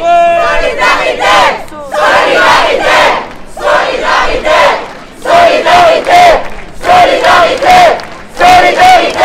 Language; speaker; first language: French; native; French